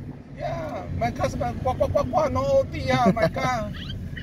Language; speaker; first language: English; non-native, learner; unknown